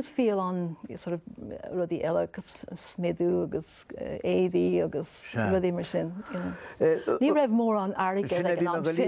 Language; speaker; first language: Irish; non-native, local second language; English